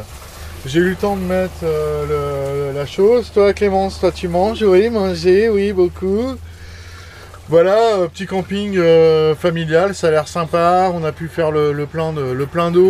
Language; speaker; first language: French; native; French